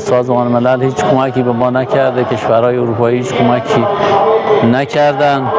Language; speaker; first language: Persian; native; Persian